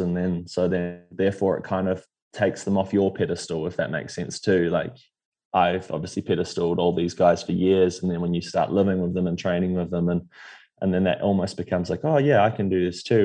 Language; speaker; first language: English; native; English